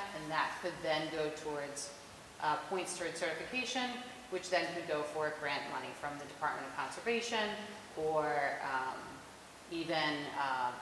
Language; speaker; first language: English; native; English